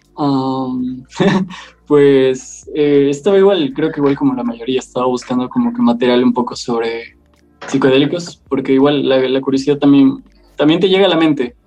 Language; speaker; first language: Spanish; native; Spanish